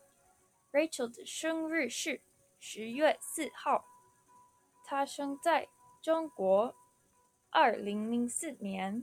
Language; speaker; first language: Chinese; non-native, learner; English